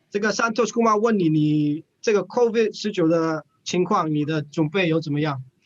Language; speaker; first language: Chinese; non-native, learner; English